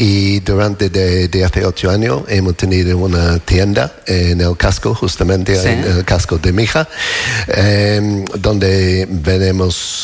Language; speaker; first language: Spanish; non-native, learner; English